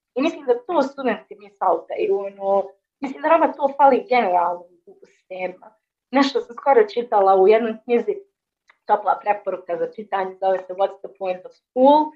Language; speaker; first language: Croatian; native; Croatian